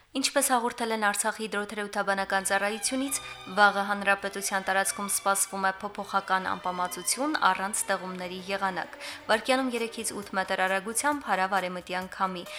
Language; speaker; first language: Armenian; native; Armenian